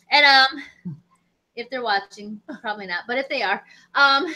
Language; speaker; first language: English; native; English